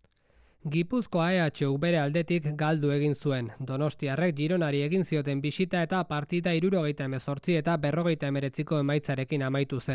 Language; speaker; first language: Basque; native; Basque